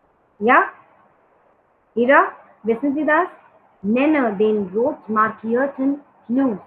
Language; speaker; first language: German; non-native, learner; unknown